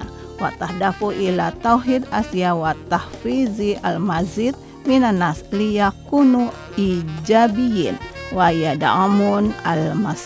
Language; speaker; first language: Arabic; non-native, fluent; Indonesian